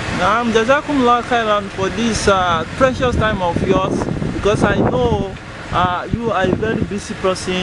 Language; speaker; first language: English; non-native, local second language; Yoruba